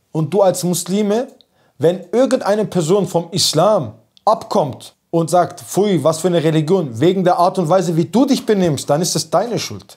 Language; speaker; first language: German; early bilingual, other home language; Turkish